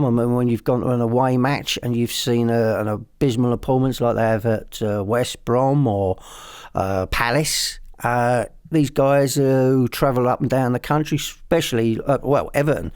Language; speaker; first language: English; native; English